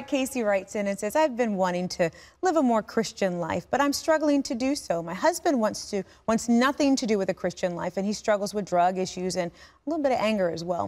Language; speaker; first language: English; native; English